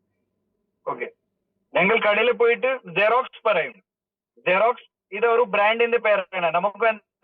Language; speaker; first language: Malayalam; early bilingual, heritage; Malayalam